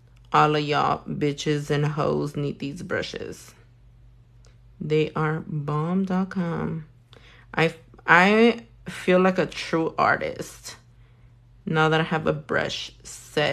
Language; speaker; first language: English; early bilingual, other home language; Spanish